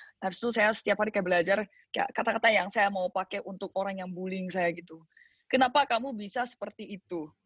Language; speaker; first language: Indonesian; early bilingual, other home language; Korean